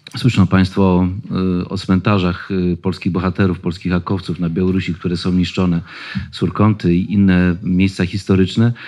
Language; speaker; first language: Polish; native; Polish